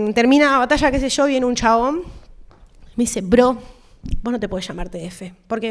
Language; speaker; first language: Spanish; native; Spanish